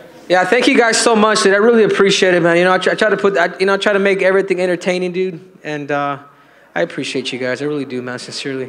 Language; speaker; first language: English; early bilingual, other home language; Spanish